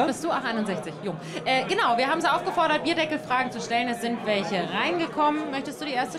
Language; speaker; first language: German; native; German